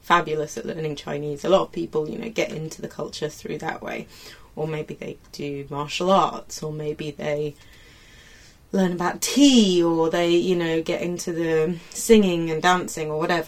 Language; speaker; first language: English; native; English